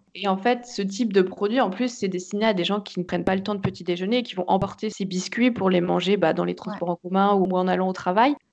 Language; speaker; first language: French; native; French